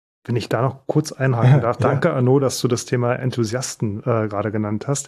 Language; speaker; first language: German; native; German